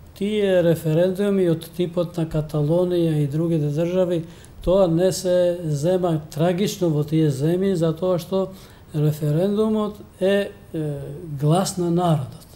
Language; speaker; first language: Macedonian; non-native, local second language; Albanian